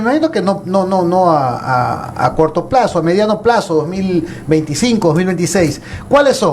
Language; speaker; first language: Spanish; native; Spanish